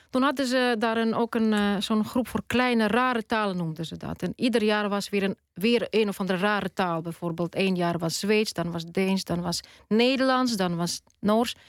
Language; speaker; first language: Dutch; non-native, fluent; Russian